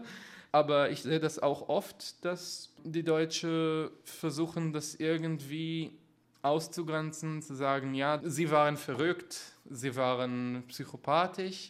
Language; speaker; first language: German; non-native, fluent; Hebrew